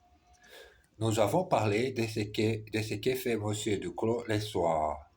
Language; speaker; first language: French; non-native, learner; Portuguese